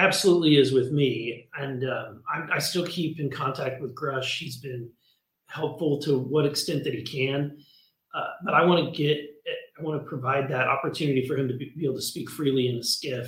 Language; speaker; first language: English; native; English